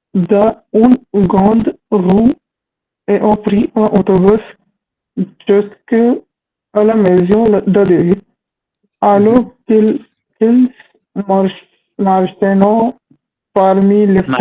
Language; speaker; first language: French; non-native, learner; Hindi